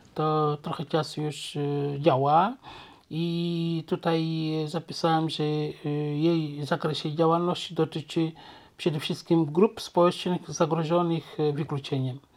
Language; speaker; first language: Polish; non-native, local second language; Wolof